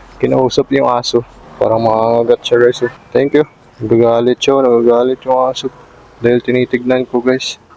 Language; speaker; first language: Filipino; non-native, local second language; Cebuano